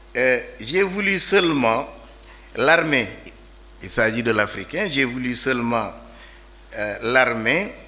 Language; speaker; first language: French; non-native, local second language; Fula